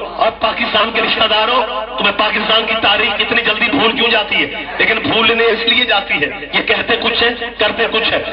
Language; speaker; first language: Urdu; non-native, local second language; Punjabi